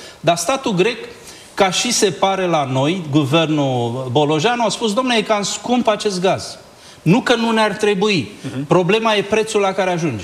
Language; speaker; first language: Romanian; native; Romanian